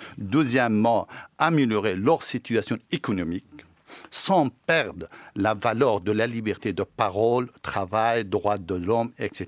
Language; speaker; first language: French; non-native, fluent; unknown